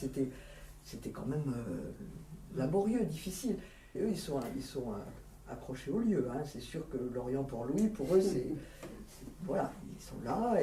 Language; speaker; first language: French; native; French